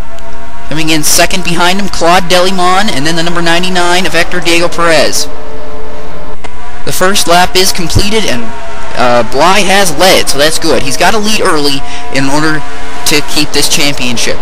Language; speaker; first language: English; native; English